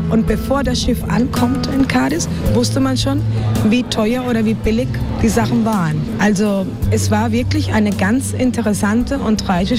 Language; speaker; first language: German; non-native, fluent; Spanish